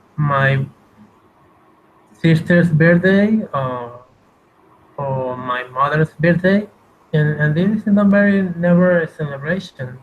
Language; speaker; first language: English; non-native, learner; Spanish